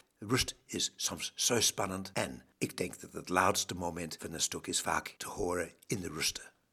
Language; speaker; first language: Dutch; non-native, fluent; English